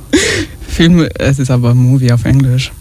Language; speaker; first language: German; early bilingual, other home language; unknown